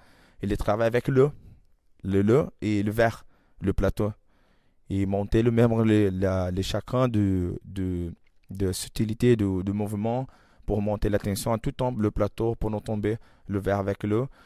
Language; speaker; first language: French; non-native, learner; Portuguese